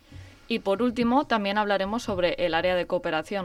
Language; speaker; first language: Spanish; native; Spanish